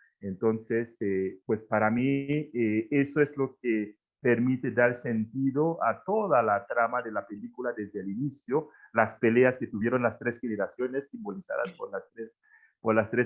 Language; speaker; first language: Spanish; non-native, fluent; Haitian Creole